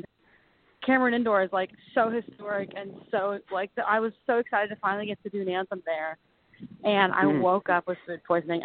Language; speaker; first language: English; native; English